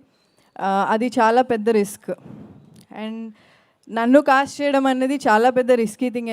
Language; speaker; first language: Telugu; native; Telugu